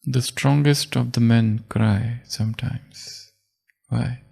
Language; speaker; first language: English; non-native, local second language; Hindi